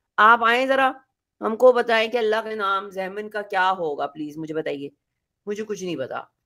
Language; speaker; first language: Urdu; native; Urdu